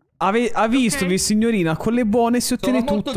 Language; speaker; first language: Italian; native; Italian